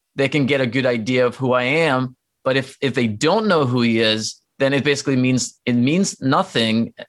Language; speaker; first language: English; non-native, fluent; Norwegian